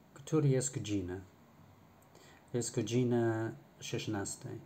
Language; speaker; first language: Polish; non-native, learner; English